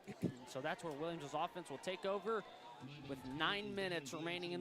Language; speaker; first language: English; native; English